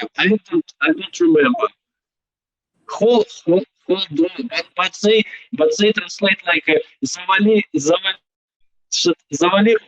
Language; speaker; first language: English; non-native, learner; Belarusian